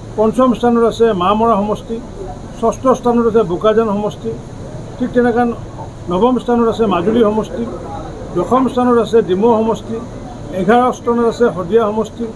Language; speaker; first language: Assamese; native; Assamese